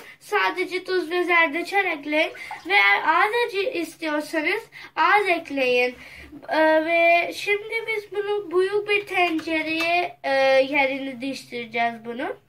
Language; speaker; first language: Turkish; non-native, fluent; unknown